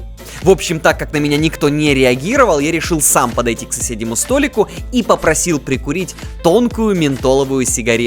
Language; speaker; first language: Russian; native; Russian